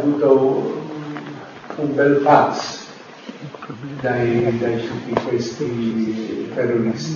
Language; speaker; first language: Italian; non-native, fluent; English